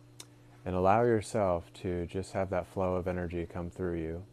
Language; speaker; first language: English; native; English